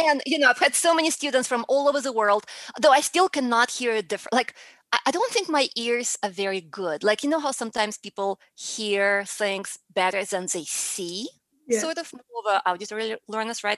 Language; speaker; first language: English; non-native, fluent; Russian